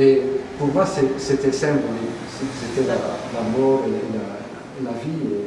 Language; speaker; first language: French; non-native, fluent; Dutch